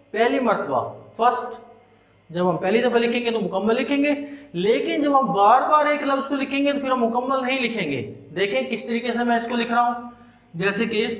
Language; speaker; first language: Urdu; non-native, local second language; Punjabi